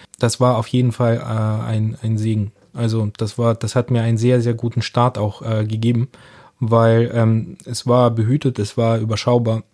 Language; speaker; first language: German; early bilingual, other home language; Russian